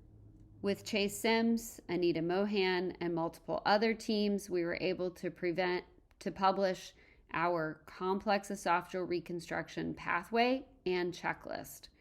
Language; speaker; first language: English; native; English